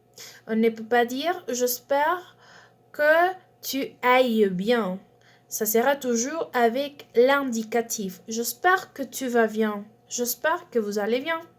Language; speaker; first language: French; non-native, learner; Spanish